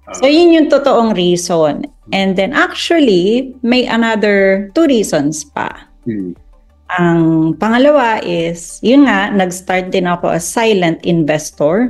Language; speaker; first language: Filipino; native; Filipino